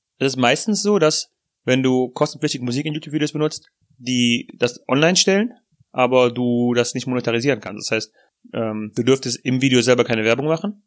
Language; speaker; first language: German; native; German